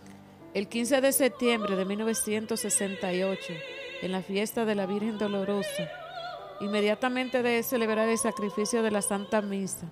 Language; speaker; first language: Spanish; native; Spanish